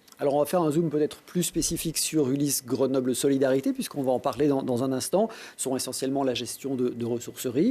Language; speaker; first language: French; native; French